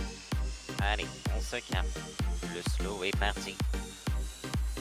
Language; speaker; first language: French; native; French